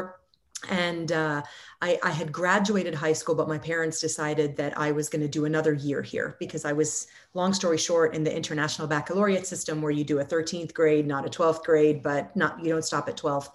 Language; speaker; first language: English; non-native, fluent; Arabic